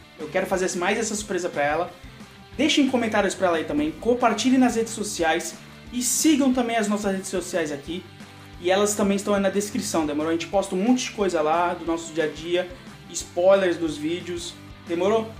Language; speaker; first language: Portuguese; native; Portuguese